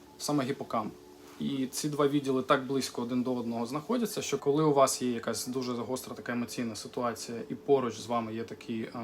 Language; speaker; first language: Ukrainian; non-native, local second language; Russian